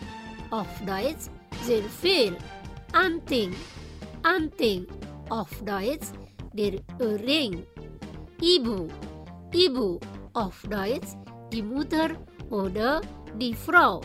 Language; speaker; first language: German; non-native, learner; Indonesian